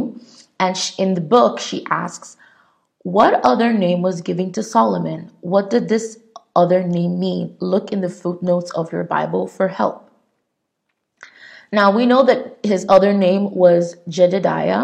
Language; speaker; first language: English; non-native, local second language; Igbo